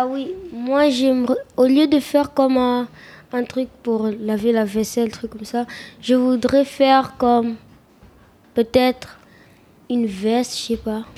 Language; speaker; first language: French; early bilingual, other home language; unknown